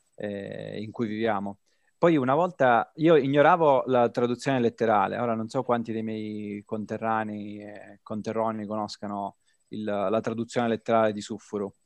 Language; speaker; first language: Italian; native; Italian